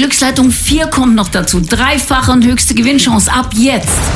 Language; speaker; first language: German; native; German